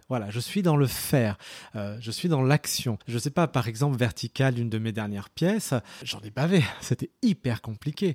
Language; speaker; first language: French; early bilingual, other home language; Arabic